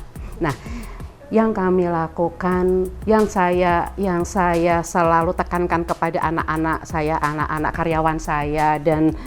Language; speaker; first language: Indonesian; native; Indonesian